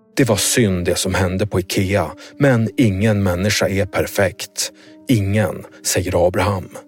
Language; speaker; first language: Swedish; native; Swedish